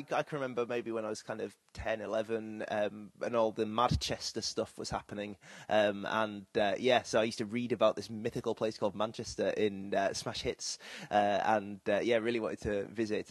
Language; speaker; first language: English; native; English